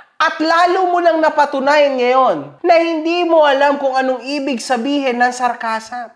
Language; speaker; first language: Filipino; native; Filipino